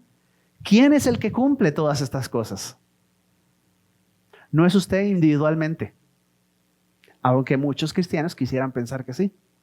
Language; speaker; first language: Spanish; native; Spanish